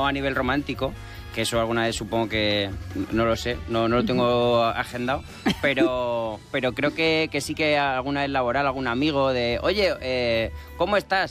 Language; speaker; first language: Spanish; native; Spanish